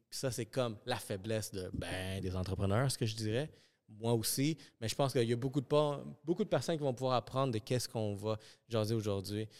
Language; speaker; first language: French; early bilingual, other home language; Spanish